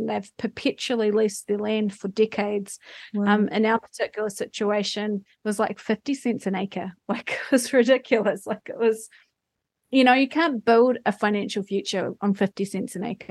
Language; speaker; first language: English; native; English